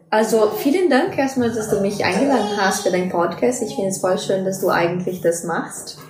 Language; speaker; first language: German; non-native, fluent; Portuguese